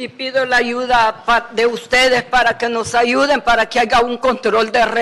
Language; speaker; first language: Spanish; native; Spanish